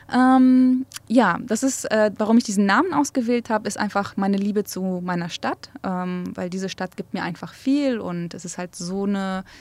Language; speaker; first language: German; early bilingual, other home language; Central Kurdish